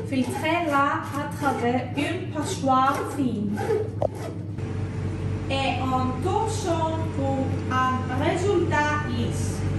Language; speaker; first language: French; non-native, learner; Greek